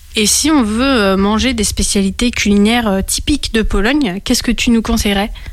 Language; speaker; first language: French; native; French